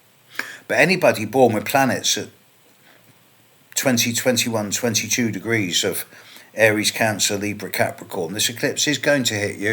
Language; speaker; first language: English; native; English